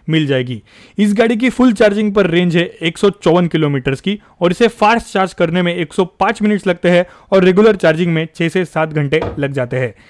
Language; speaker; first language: Hindi; non-native, local second language; Marathi